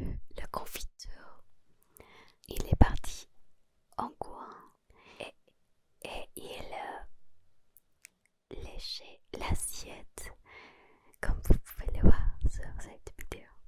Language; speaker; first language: French; non-native, learner; Spanish